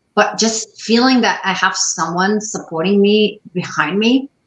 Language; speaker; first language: English; non-native, fluent; Arabic